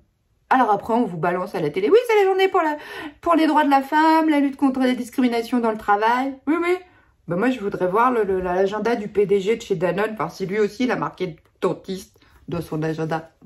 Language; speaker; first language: French; native; French